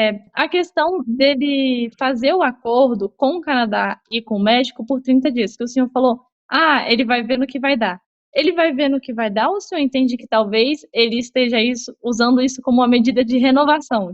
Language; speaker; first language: Portuguese; native; Portuguese